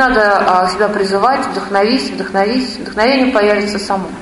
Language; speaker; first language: Russian; native; Russian